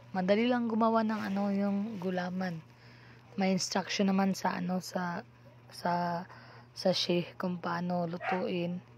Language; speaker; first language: Filipino; non-native, local second language; Cebuano